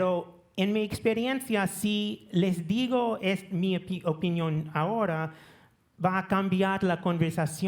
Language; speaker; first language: Spanish; non-native, learner; English